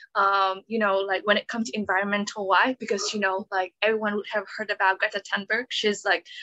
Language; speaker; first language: English; non-native, fluent; Vietnamese